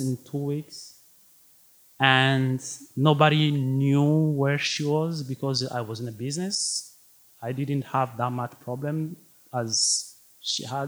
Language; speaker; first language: English; non-native, fluent; Rundi